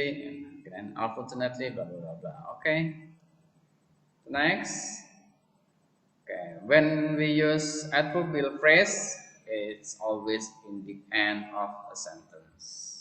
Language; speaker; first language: English; non-native, fluent; Indonesian